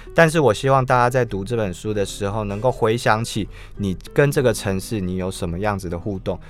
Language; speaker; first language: Chinese; native; Chinese